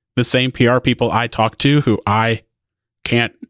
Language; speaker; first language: English; native; English